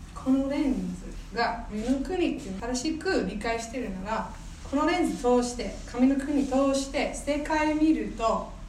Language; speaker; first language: Japanese; non-native, fluent; English